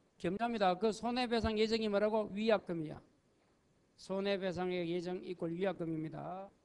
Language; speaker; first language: Korean; native; Korean